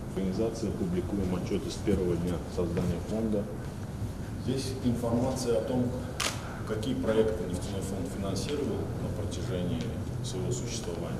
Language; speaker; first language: Russian; non-native, local second language; Azerbaijani